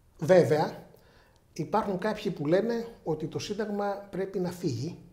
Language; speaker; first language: Greek; early bilingual, heritage; Greek